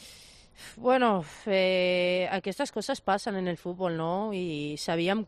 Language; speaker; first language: Catalan; non-native, fluent; Spanish